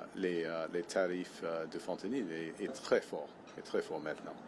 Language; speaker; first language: French; non-native, local second language; English